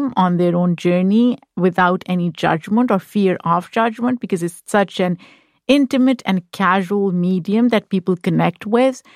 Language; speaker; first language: English; non-native, local second language; Urdu